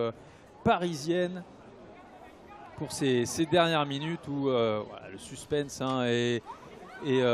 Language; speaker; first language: French; native; French